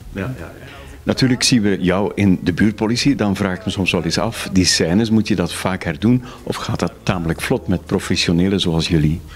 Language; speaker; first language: Dutch; native; Dutch